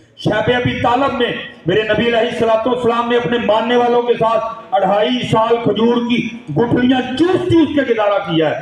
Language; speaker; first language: Urdu; non-native, local second language; Punjabi